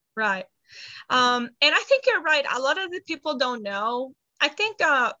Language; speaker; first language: English; non-native, fluent; Spanish